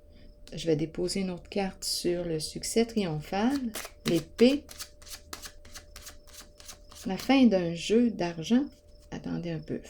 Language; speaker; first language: French; native; French